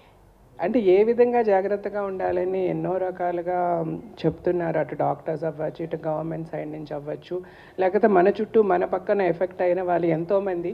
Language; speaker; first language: Telugu; native; Telugu